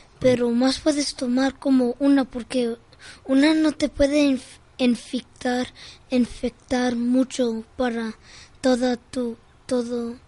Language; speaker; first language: Spanish; early bilingual, heritage; Spanish